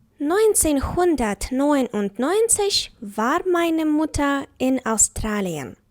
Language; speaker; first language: German; non-native, fluent; Ukrainian